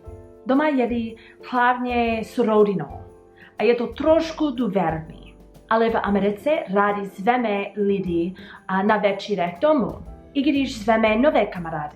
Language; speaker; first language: Czech; non-native, learner; English